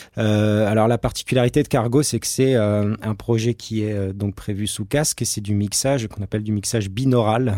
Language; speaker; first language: French; native; French